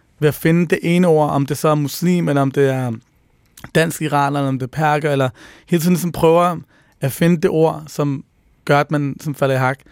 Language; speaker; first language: Danish; early bilingual, other home language; Persian